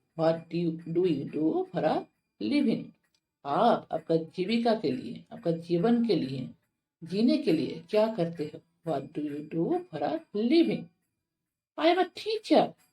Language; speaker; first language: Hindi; non-native, local second language; Bangla